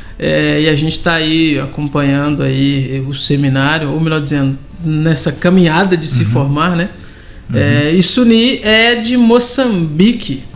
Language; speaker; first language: Portuguese; native; Portuguese